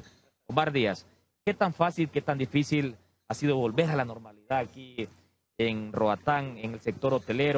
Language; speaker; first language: Spanish; native; Spanish